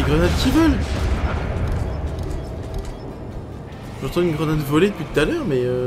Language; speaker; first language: French; native; French